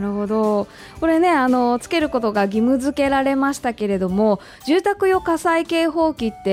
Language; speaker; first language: Japanese; native; Japanese